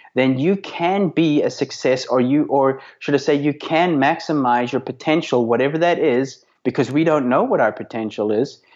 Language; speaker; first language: English; native; English